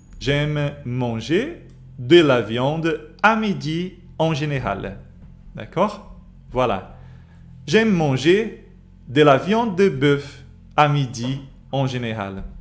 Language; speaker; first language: French; non-native, fluent; Portuguese